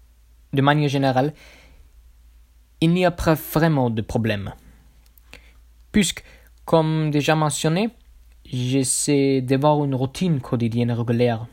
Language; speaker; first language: French; non-native, learner; German